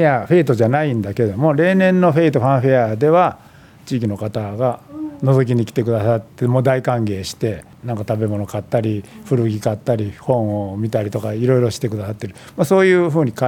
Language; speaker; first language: Japanese; native; Japanese